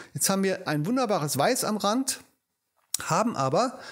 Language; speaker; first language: German; native; German